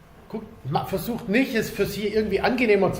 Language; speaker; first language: German; native; German